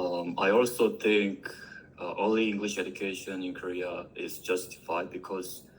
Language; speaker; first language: English; non-native, learner; Korean